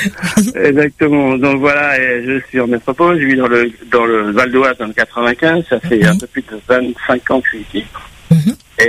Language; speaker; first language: French; native; French